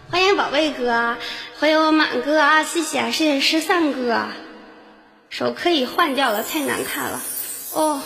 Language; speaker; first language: Chinese; native; Chinese